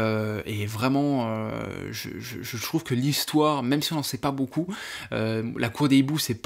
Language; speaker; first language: French; native; French